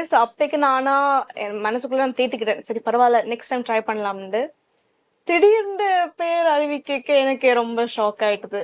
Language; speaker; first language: Tamil; early bilingual, heritage; Tamil